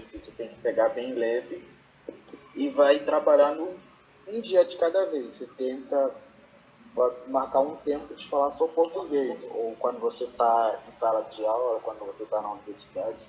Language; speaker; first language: Portuguese; non-native, fluent; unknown